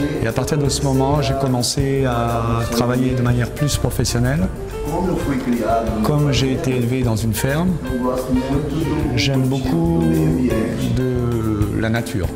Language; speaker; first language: French; non-native, fluent; Portuguese